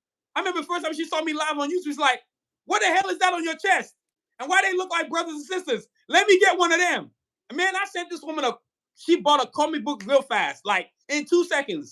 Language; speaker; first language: English; native; English